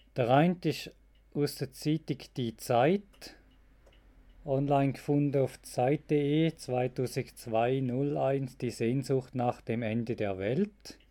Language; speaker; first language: German; native; German